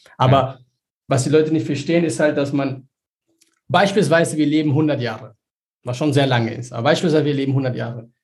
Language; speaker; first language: German; early bilingual, other home language; Spanish